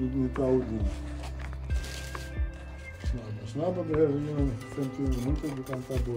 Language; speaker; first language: Swedish; non-native, fluent; Portuguese